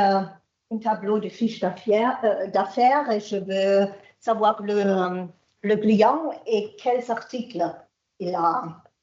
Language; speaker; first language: French; non-native, fluent; German